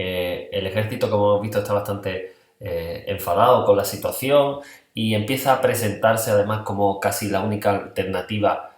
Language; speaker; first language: Spanish; native; Spanish